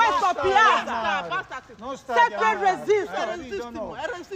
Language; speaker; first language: Italian; non-native, learner; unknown